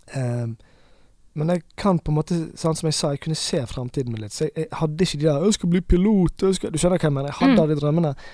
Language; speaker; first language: Norwegian; native; Norwegian